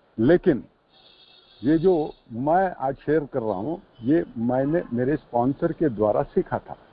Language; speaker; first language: Hindi; non-native, local second language; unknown